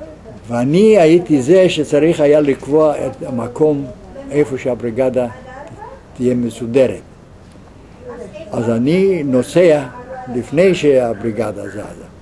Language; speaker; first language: Hebrew; non-native, fluent; Yiddish